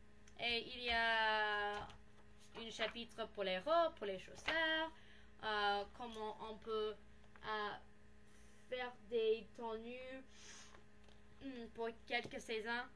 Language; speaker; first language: French; non-native, learner; English